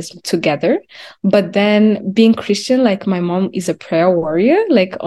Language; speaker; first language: English; non-native, local second language; Kinyarwanda